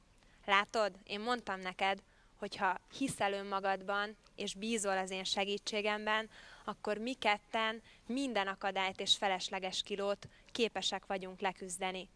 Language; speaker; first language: Hungarian; native; Hungarian